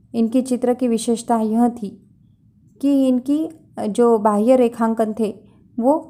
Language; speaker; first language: Hindi; non-native, local second language; Marathi